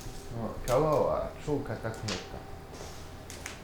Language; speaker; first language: Japanese; non-native, learner; French